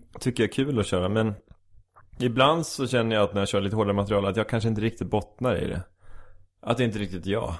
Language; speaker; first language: Swedish; native; Swedish